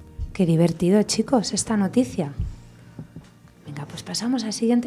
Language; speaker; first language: Spanish; native; Spanish